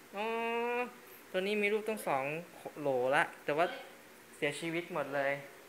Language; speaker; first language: Thai; native; Thai